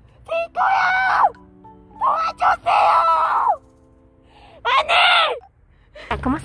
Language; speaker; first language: Korean; non-native, learner; Cantonese